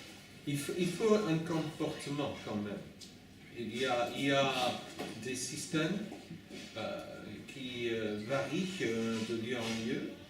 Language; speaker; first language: French; non-native, fluent; English